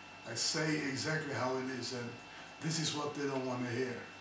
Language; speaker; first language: English; non-native, fluent; Swedish